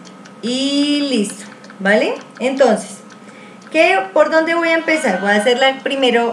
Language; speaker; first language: Spanish; native; Spanish